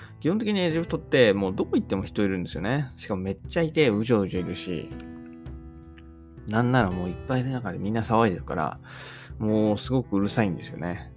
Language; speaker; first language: Japanese; native; Japanese